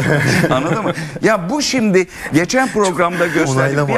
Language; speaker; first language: Turkish; native; Turkish